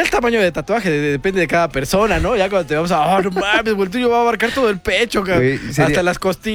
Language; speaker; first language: Spanish; native; Spanish